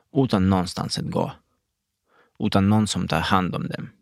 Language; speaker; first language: Swedish; non-native, fluent; Russian